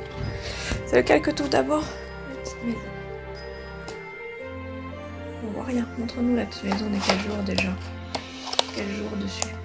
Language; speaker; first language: French; native; French